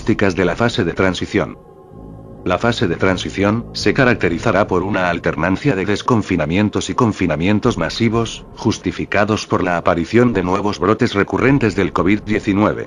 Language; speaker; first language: Spanish; native; Spanish